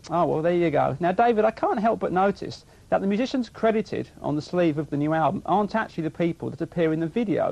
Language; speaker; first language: English; native; English